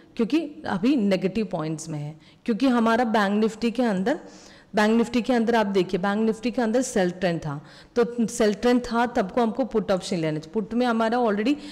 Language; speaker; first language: Hindi; non-native, local second language; Malayalam